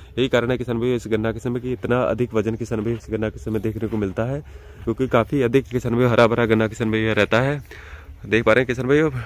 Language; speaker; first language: Hindi; non-native, local second language; Punjabi